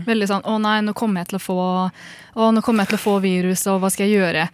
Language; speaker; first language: Norwegian; early bilingual, other home language; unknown